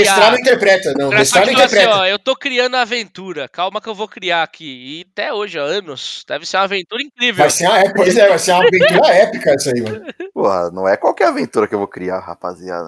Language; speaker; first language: Portuguese; native; Portuguese